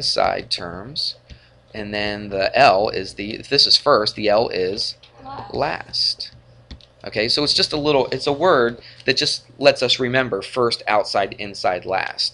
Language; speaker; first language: English; native; English